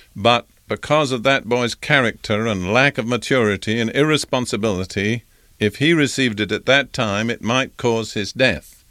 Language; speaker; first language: English; native; English